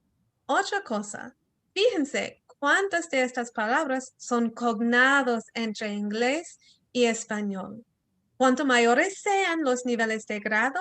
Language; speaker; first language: Spanish; early bilingual, heritage; Spanish